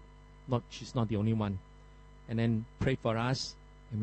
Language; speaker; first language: English; non-native, local second language; Min Nan Chinese